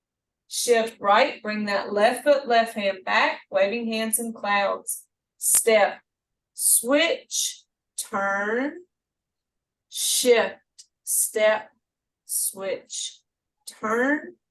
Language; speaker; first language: English; native; English